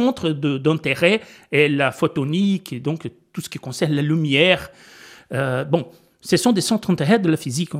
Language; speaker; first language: French; non-native, fluent; Portuguese